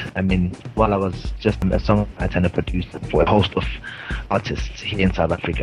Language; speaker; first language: English; non-native, local second language; Zulu